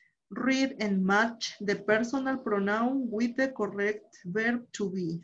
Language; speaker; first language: English; non-native, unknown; Spanish